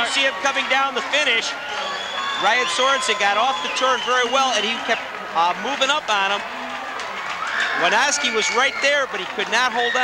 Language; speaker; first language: English; native; English